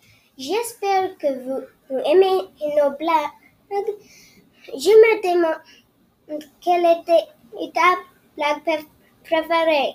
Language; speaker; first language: French; non-native, learner; English